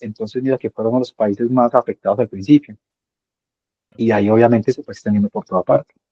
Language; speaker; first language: Spanish; native; Spanish